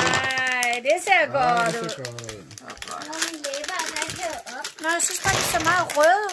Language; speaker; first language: Danish; native; Danish